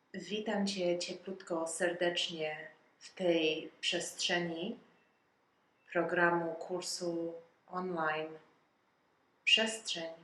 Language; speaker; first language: Polish; early bilingual, heritage; Polish